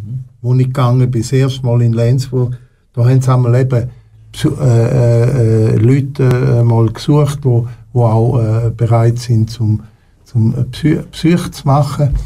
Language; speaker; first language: German; non-native, local second language; French